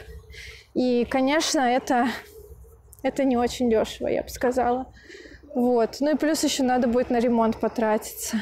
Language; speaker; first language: Russian; native; Russian